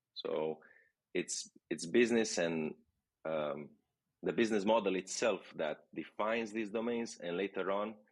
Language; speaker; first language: English; non-native, fluent; Romanian